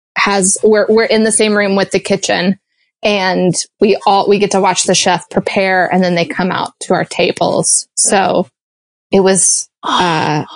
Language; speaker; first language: English; native; English